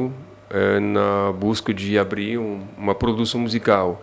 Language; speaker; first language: Portuguese; non-native, fluent; French